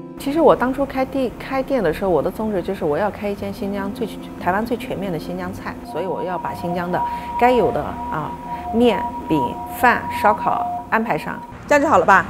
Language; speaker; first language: Chinese; native; Chinese